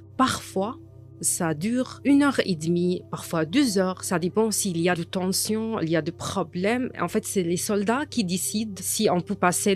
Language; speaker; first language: French; non-native, fluent; Arabic